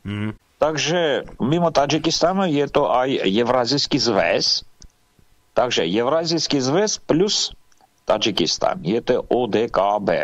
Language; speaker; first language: Slovak; non-native, fluent; Armenian